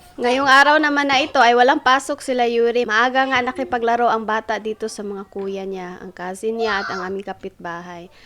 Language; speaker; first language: Filipino; non-native, local second language; Cebuano